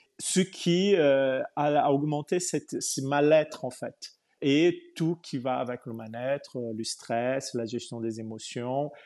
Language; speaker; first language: French; non-native, fluent; Portuguese